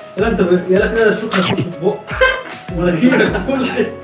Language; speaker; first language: Arabic; native; Arabic